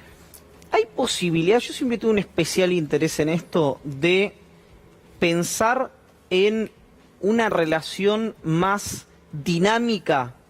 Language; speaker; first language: Spanish; native; Spanish